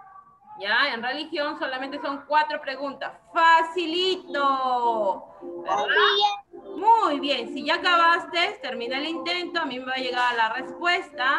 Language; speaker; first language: Spanish; native; Spanish